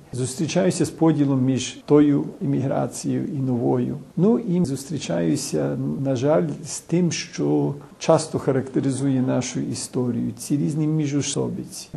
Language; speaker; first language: Ukrainian; early bilingual, heritage; Ukrainian